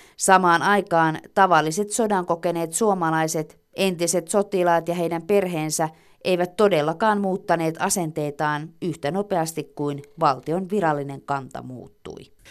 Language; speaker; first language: Finnish; native; Finnish